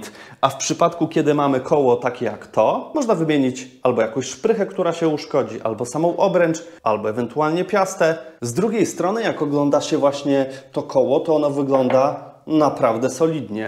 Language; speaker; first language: Polish; native; Polish